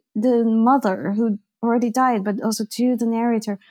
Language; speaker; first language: English; non-native, fluent; Chinese